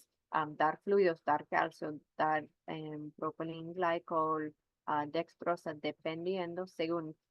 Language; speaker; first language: Spanish; non-native, fluent; English